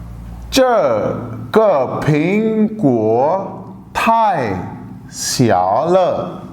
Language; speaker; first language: Chinese; non-native, fluent; Urdu